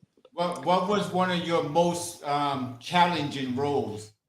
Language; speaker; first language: English; native; English